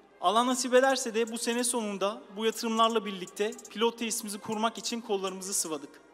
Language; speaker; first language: Turkish; early bilingual, heritage; Turkish